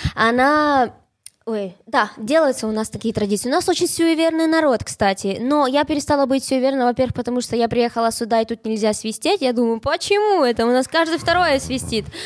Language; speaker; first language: Russian; non-native, fluent; Spanish